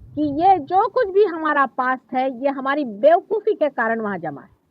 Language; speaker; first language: Hindi; non-native, local second language; Marathi